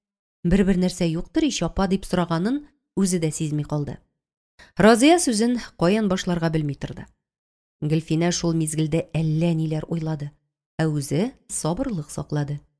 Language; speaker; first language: Tatar; native; Tatar